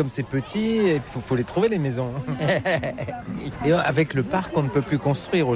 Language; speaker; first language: French; native; French